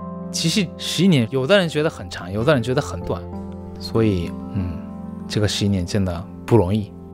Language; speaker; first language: Chinese; non-native, fluent; Japanese